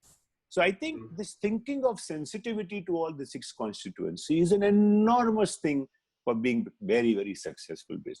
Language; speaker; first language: English; non-native, local second language; Hindi